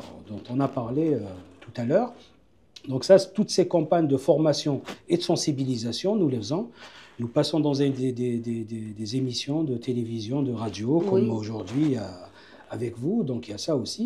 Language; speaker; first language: French; non-native, local second language; Arabic